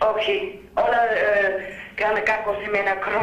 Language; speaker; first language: Greek; non-native, learner; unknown